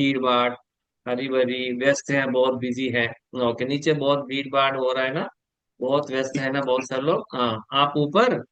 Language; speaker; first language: Hindi; non-native, local second language; Telugu